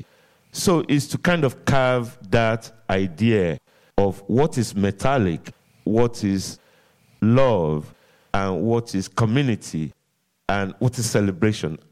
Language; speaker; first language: English; non-native, local second language; Yoruba